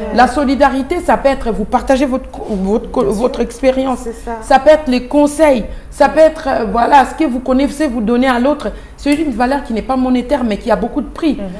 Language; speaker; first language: French; non-native, local second language; Lingala